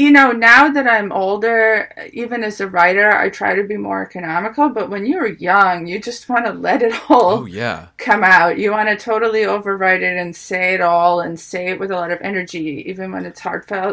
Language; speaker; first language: English; early bilingual, other home language; Ukrainian